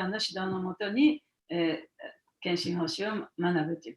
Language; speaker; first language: Japanese; native; Japanese